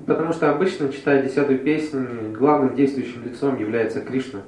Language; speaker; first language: Russian; native; Russian